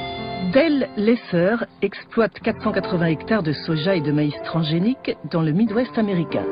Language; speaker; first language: French; native; French